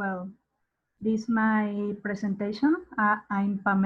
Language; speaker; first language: English; non-native, learner; Spanish